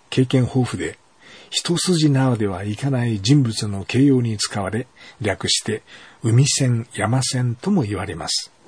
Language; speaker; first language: Japanese; native; Japanese